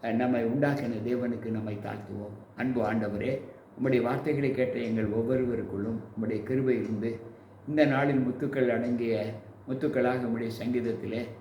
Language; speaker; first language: Tamil; native; Tamil